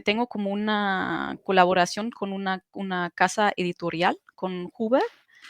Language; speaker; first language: Spanish; non-native, fluent; German